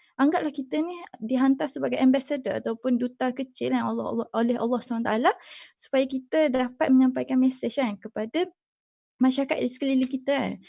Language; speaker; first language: Malay; native; Malay